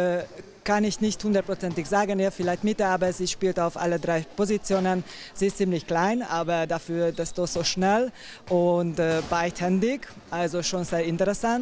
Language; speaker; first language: German; non-native, fluent; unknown